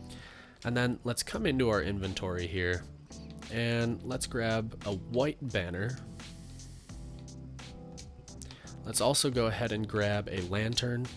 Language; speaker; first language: English; native; English